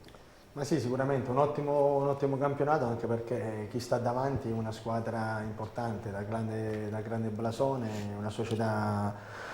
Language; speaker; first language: Italian; native; Italian